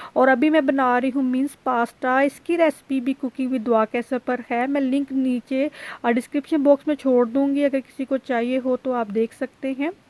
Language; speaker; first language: Urdu; native; Urdu